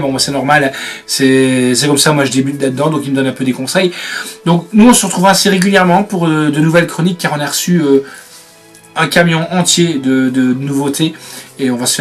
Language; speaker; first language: French; native; French